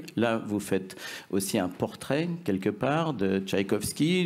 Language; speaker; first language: French; native; French